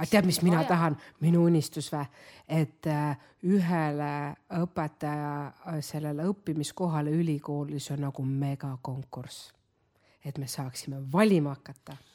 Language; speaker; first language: Estonian; non-native, local second language; Russian